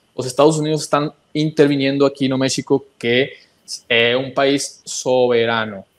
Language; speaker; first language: Portuguese; non-native, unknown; Spanish